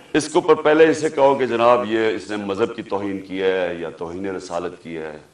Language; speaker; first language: Urdu; native; Urdu